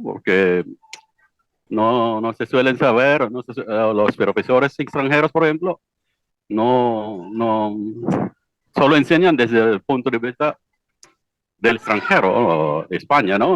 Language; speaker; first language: Spanish; non-native, fluent; Iloko